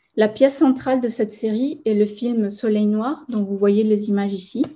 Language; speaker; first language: French; non-native, fluent; Spanish